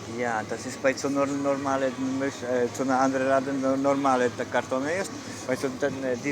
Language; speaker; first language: German; non-native, learner; Polish